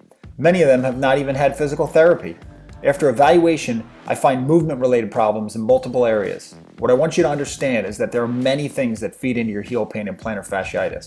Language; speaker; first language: English; native; English